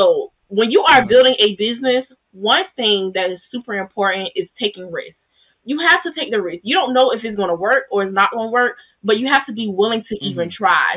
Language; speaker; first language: English; native; English